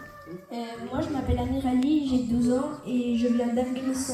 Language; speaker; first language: French; early bilingual, other home language; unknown